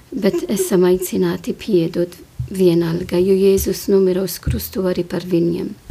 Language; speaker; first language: Latvian; non-native, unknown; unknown